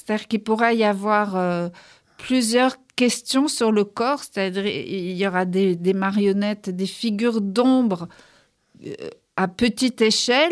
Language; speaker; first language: French; native; French